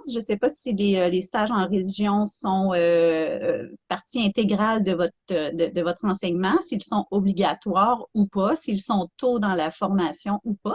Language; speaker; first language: French; native; French